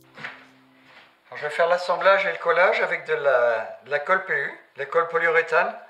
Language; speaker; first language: French; native; French